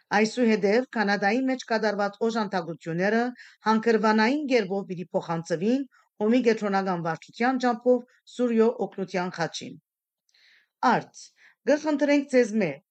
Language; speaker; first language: Armenian; early bilingual, heritage; Armenian